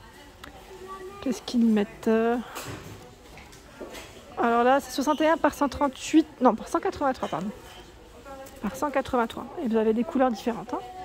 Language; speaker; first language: French; native; French